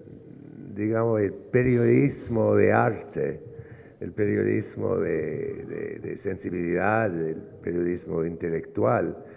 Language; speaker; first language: Spanish; non-native, fluent; English